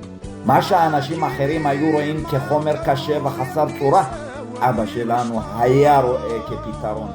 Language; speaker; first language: Hebrew; early bilingual, other home language; Amharic